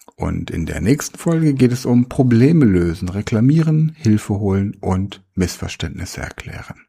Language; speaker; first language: German; native; German